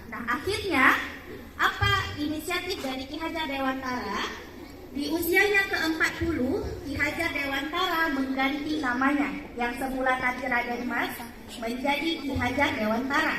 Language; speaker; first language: Indonesian; native; Indonesian